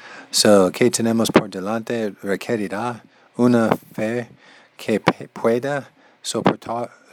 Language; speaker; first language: Spanish; non-native, learner; English